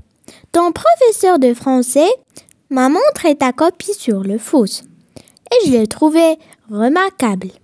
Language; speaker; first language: French; non-native, local second language; Arabic